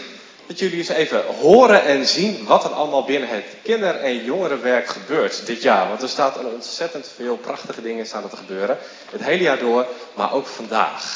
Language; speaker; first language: Dutch; native; Dutch